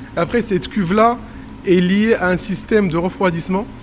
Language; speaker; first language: French; non-native, local second language; Arabic